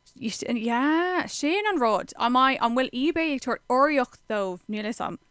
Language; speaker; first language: Irish; non-native, local second language; English